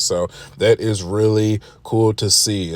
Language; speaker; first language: English; native; English